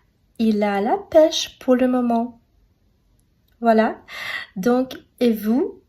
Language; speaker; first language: French; non-native, fluent; Russian